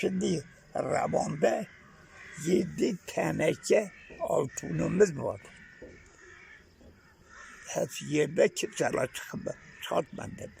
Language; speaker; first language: Turkish; non-native, local second language; Kurdish